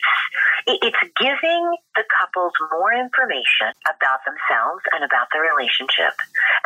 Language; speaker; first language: English; native; English